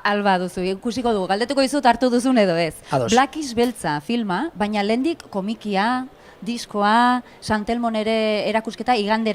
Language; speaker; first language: Basque; native; Basque